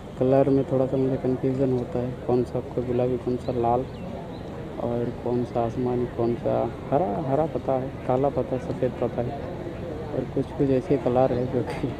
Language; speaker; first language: Hindi; native; Hindi